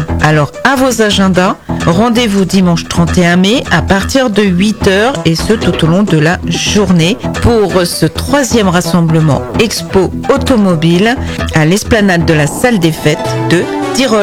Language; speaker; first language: French; native; French